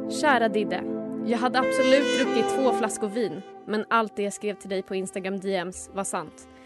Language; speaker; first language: Swedish; native; Swedish